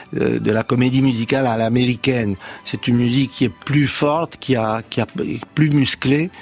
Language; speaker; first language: French; non-native, fluent; Romanian